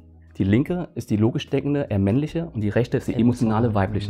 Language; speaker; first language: German; early bilingual, other home language; Vietnamese